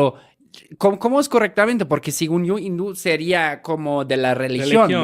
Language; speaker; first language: Spanish; non-native, fluent; German